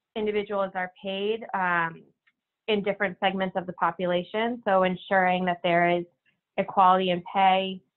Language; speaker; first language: English; native; English